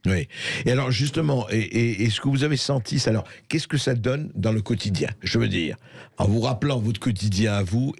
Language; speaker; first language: French; native; French